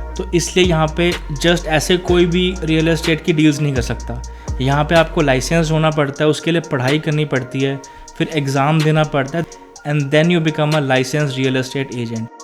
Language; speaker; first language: Hindi; non-native, local second language; Punjabi